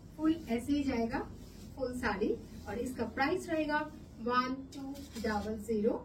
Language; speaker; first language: Hindi; non-native, local second language; Bangla